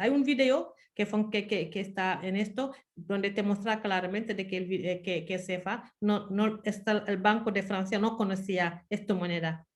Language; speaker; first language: Spanish; non-native, fluent; Wolof